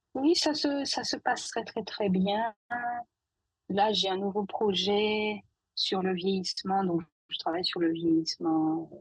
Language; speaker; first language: French; native; French